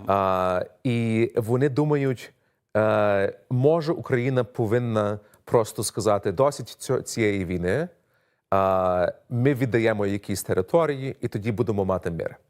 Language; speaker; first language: Ukrainian; early bilingual, heritage; Ukrainian